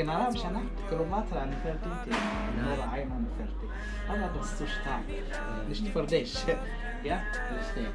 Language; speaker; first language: German; non-native, learner; Arabic